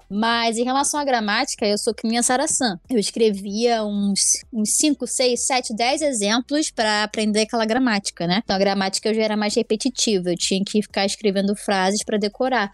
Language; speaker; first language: Portuguese; native; Portuguese